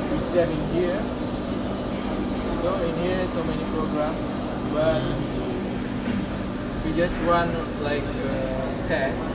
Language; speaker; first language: English; non-native, learner; Indonesian